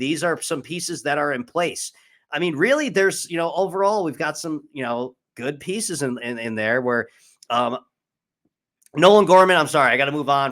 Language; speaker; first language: English; native; English